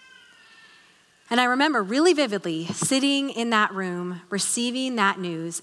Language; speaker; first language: English; native; English